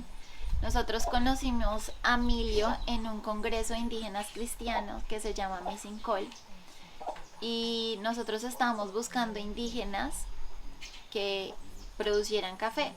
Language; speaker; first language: Spanish; native; Spanish